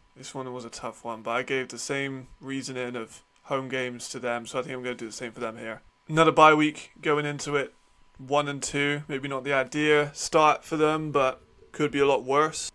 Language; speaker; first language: English; native; English